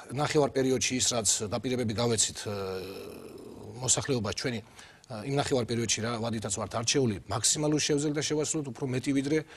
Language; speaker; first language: Georgian; native; Georgian